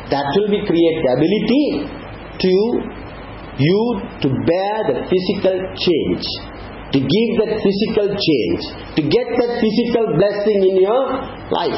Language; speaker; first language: English; non-native, local second language; Tamil